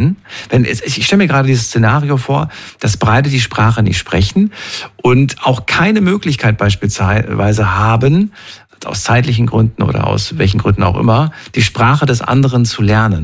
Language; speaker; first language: German; native; German